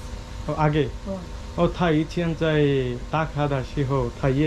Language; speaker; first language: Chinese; non-native, learner; Bangla